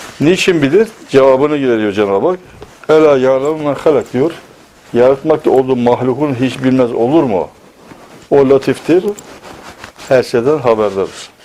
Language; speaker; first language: Turkish; native; Turkish